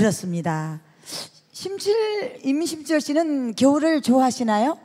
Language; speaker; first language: Korean; native; Korean